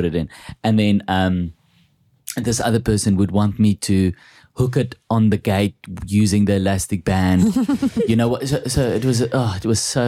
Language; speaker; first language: English; non-native, local second language; Afrikaans